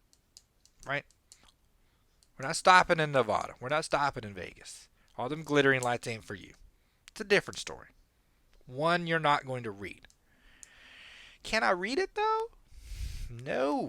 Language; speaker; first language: English; native; English